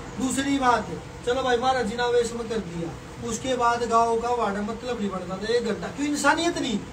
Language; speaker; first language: Hindi; native; Hindi